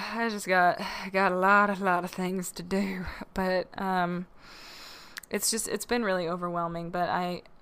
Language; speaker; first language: English; native; English